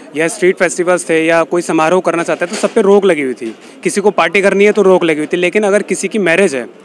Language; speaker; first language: Hindi; native; Hindi